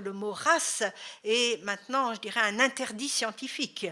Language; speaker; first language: French; native; French